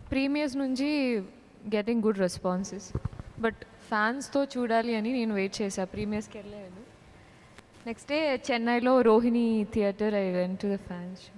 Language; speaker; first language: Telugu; non-native, learner; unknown